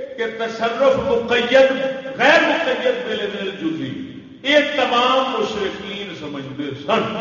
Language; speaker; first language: Urdu; non-native, local second language; Punjabi